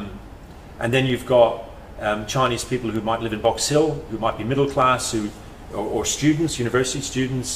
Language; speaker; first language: English; native; English